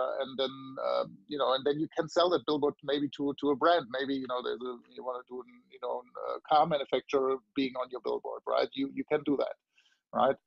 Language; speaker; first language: English; non-native, fluent; German